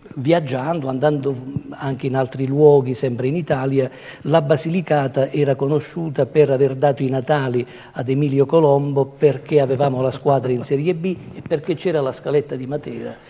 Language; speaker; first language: Italian; native; Italian